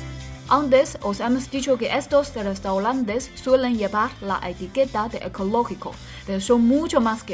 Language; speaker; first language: Spanish; non-native, fluent; Chinese